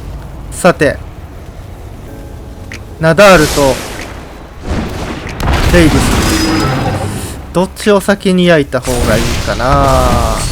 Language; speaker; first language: Japanese; native; Japanese